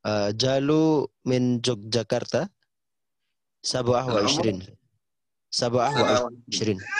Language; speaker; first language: Arabic; non-native, fluent; Indonesian